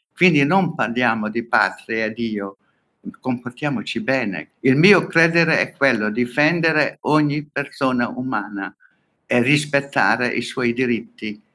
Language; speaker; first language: Italian; non-native, fluent; Hungarian